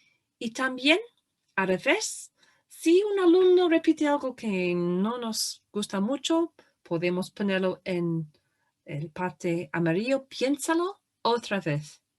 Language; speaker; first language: Spanish; non-native, fluent; English